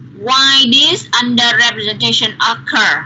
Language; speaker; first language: English; non-native, learner; Vietnamese